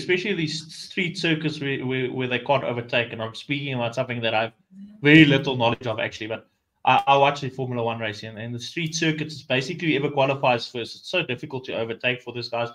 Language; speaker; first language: English; non-native, local second language; Afrikaans